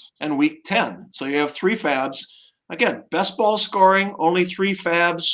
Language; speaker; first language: English; native; English